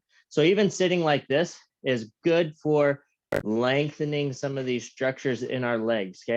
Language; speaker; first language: English; native; English